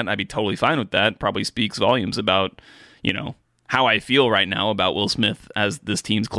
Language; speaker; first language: English; native; English